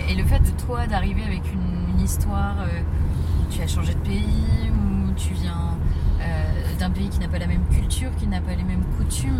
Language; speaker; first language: French; native; French